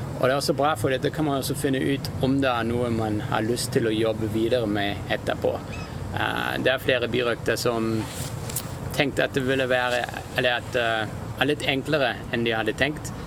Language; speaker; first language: Norwegian; non-native, fluent; German